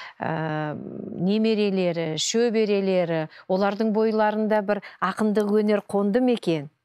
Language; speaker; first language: Kazakh; native; Kazakh